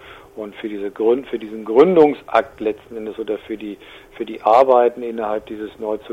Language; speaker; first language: German; native; German